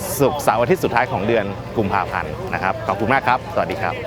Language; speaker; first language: Thai; native; Thai